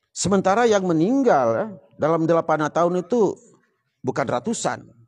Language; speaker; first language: Indonesian; non-native, local second language; Sasak